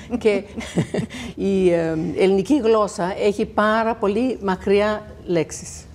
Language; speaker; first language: Greek; non-native, fluent; Danish